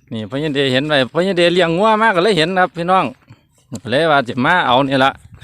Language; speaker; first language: Thai; native; Thai